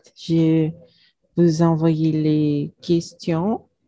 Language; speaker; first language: French; non-native, learner; Portuguese